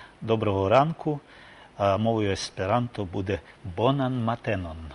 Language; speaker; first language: Ukrainian; non-native, local second language; Russian